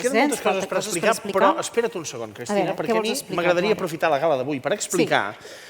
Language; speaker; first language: Catalan; native; Catalan